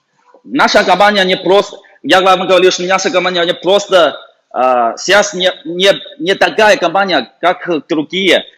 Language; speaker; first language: Russian; non-native, fluent; Chinese